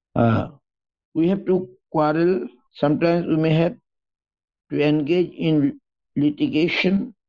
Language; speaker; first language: English; non-native, local second language; Bangla